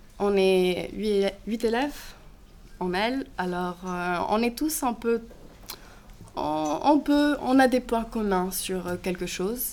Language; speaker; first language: French; non-native, fluent; Greek